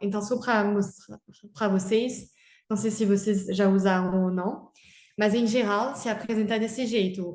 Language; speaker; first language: Portuguese; non-native, fluent; French